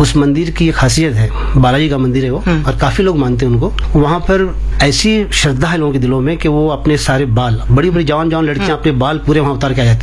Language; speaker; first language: Hindi; non-native, local second language; Marathi